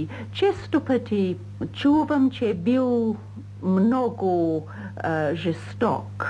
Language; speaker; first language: Bulgarian; non-native, fluent; English